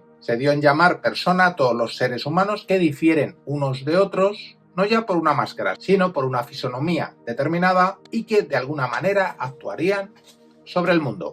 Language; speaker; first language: Spanish; native; Spanish